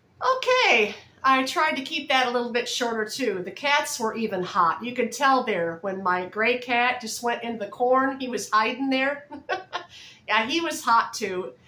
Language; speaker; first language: English; native; English